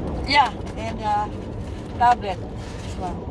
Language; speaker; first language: English; non-native, learner; Filipino